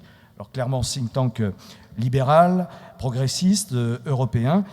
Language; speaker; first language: French; native; French